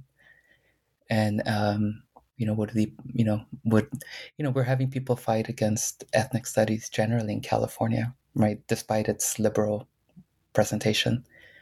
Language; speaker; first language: English; early bilingual, other home language; Spanish